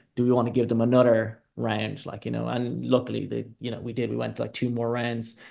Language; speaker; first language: English; native; English